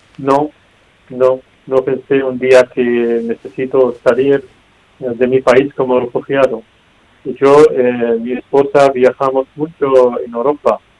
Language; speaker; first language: Spanish; non-native, learner; Arabic